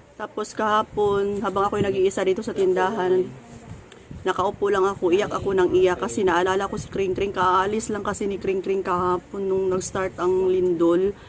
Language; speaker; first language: Filipino; non-native, local second language; Cebuano